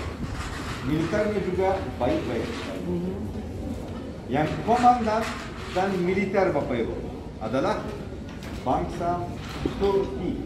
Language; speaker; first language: Indonesian; non-native, fluent; Turkish